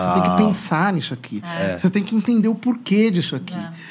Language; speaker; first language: Portuguese; native; Portuguese